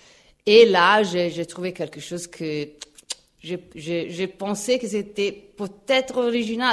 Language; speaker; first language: French; non-native, fluent; Italian